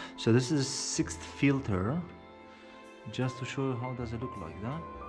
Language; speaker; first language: English; non-native, fluent; Romanian